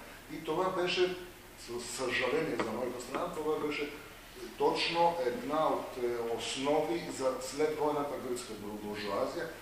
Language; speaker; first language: Bulgarian; non-native, fluent; Greek